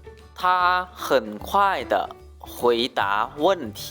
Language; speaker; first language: Chinese; non-native, learner; Lao